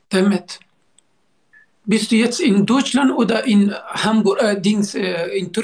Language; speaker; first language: German; non-native, learner; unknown